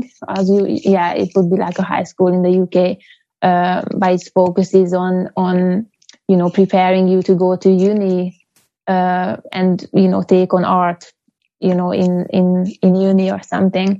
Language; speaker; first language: English; non-native, fluent; Hungarian